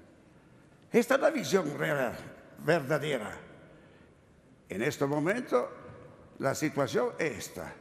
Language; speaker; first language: Spanish; non-native, learner; Italian